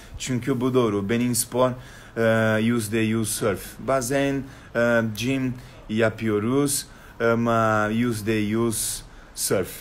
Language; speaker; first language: Turkish; non-native, learner; Portuguese